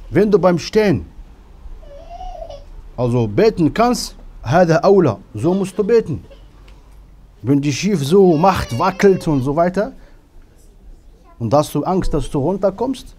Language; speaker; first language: German; non-native, fluent; Arabic